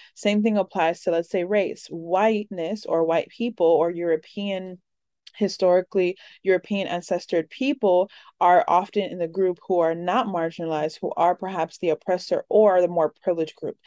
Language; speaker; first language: English; early bilingual, other home language; Spanish